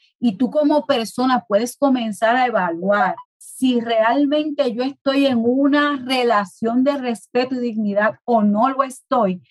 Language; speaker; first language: Spanish; native; Spanish